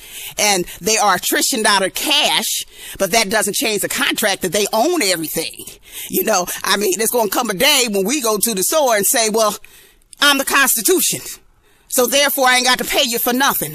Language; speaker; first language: English; native; English